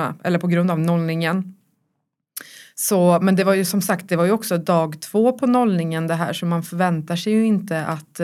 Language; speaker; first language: Swedish; native; Swedish